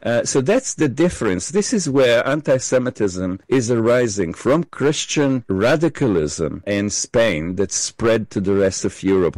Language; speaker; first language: English; non-native, fluent; Hebrew